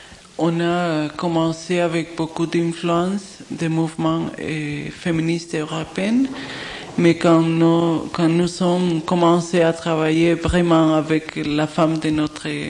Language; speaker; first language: French; non-native, fluent; Spanish